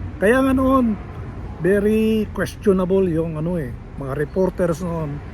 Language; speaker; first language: Filipino; native; Filipino